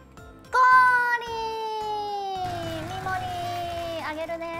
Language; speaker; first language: Japanese; native; Japanese